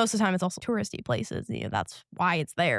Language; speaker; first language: English; native; English